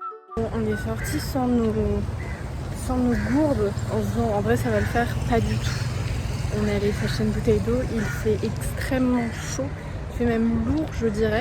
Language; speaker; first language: French; native; French